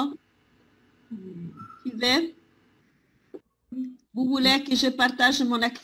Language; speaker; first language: French; non-native, fluent; Italian